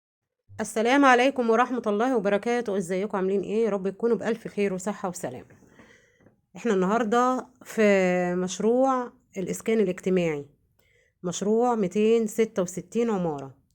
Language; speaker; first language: Arabic; native; Arabic